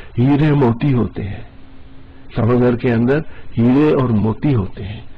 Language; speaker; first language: Urdu; non-native, local second language; Gujarati